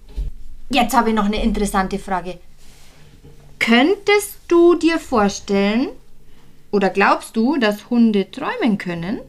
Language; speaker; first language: German; native; German